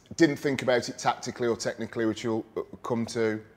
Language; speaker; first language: English; native; English